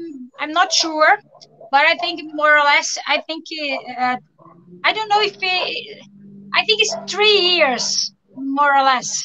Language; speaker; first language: English; non-native, learner; Portuguese